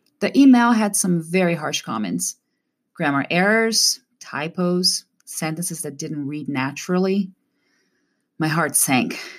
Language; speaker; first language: English; non-native, fluent; Portuguese